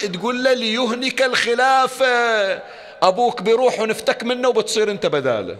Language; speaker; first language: Arabic; native; Arabic